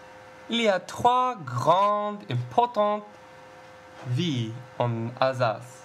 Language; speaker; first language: French; non-native, learner; English